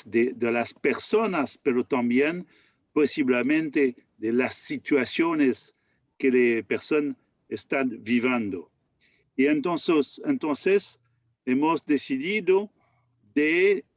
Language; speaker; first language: Spanish; non-native, learner; French